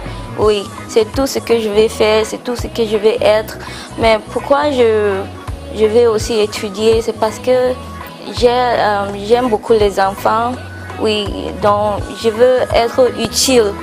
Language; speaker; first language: French; non-native, local second language; English